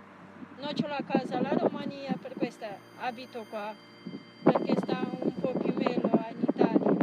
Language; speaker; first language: Italian; non-native, learner; Romanian